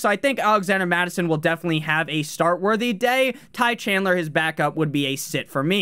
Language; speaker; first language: English; native; English